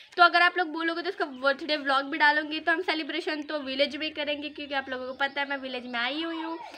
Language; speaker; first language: Hindi; native; Hindi